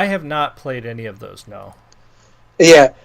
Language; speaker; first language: English; native; English